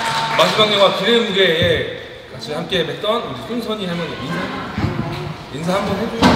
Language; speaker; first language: Korean; native; Korean